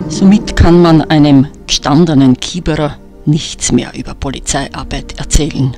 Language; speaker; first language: German; native; German